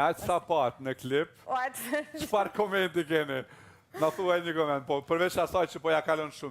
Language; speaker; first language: Albanian; native; Albanian